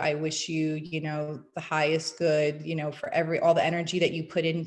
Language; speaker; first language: English; native; English